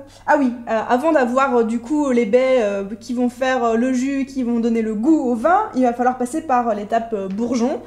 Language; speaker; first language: French; native; French